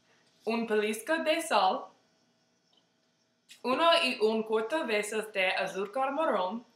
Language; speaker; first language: Spanish; non-native, learner; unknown